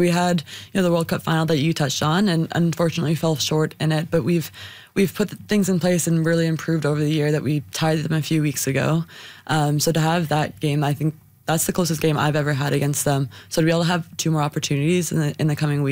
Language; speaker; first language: English; native; English